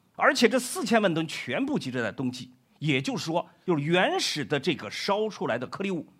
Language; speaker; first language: Chinese; native; Chinese